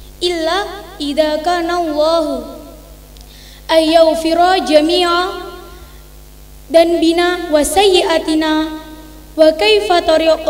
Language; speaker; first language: Arabic; non-native, learner; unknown